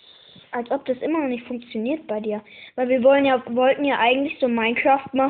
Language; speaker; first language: German; native; German